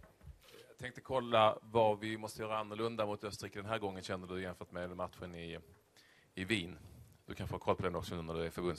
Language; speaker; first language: Swedish; native; Swedish